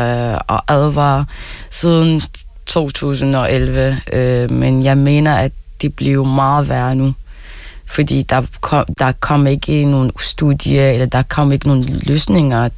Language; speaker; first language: Danish; non-native, fluent; Arabic